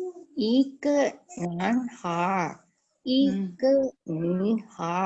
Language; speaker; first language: Chinese; non-native, learner; Indonesian